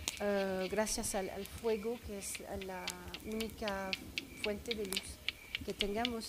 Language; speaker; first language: Spanish; non-native, fluent; French